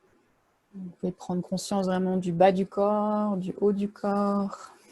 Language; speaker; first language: French; native; French